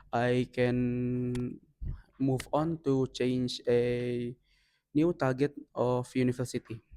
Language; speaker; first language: English; non-native, learner; Indonesian